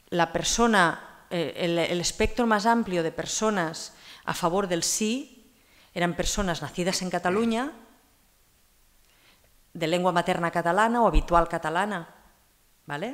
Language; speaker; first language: Spanish; non-native, local second language; Catalan